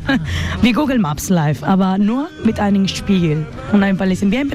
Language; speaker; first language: German; non-native, fluent; Spanish